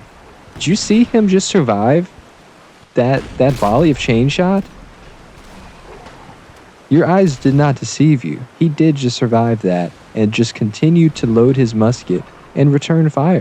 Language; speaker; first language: English; native; English